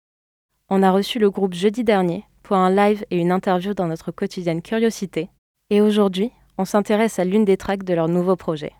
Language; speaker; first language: French; native; French